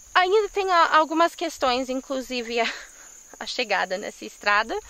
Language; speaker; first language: Portuguese; non-native, fluent; English